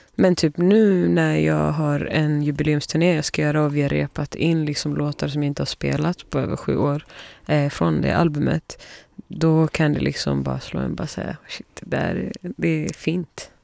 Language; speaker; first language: Swedish; early bilingual, other home language; Somali